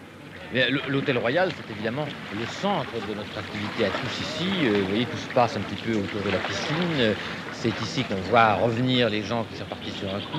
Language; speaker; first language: French; native; French